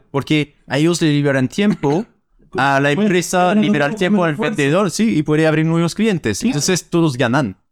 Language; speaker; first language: Spanish; non-native, fluent; French